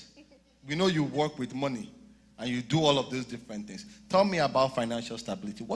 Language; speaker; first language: English; non-native, local second language; Yoruba